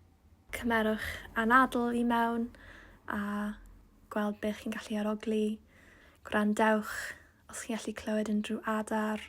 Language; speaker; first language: Welsh; non-native, local second language; English